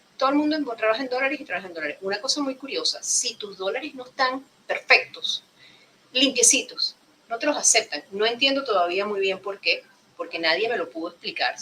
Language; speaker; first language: Spanish; native; Spanish